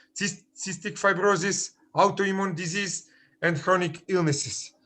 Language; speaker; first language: English; non-native, fluent; Macedonian